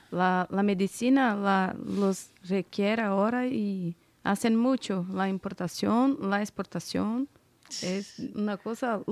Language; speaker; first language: Spanish; non-native, learner; Portuguese